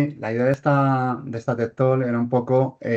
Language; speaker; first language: Spanish; native; Spanish